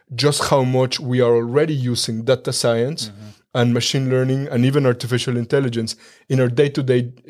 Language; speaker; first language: English; non-native, fluent; Spanish